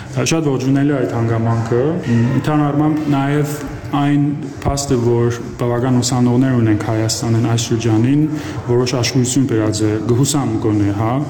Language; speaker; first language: Armenian; early bilingual, heritage; Armenian